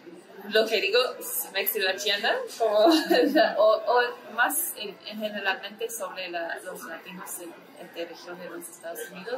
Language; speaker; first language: Spanish; early bilingual, heritage; English